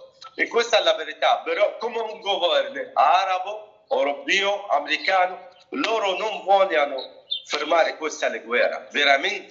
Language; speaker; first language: Italian; non-native, learner; Arabic